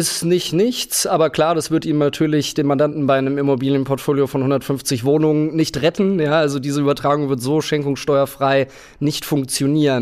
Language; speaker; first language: German; native; German